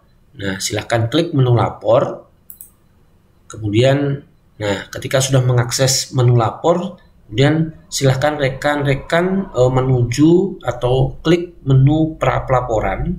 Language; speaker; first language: Indonesian; native; Indonesian